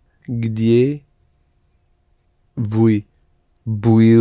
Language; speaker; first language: Russian; non-native, learner; English